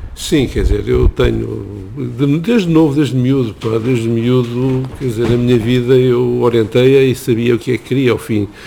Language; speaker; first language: Portuguese; native; Portuguese